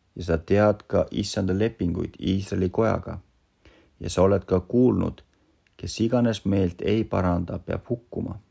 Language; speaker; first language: Estonian; non-native, local second language; Russian